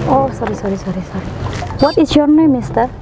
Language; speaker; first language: English; non-native, learner; Indonesian